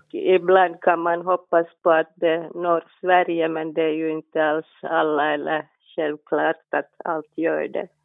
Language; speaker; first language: Swedish; native; Swedish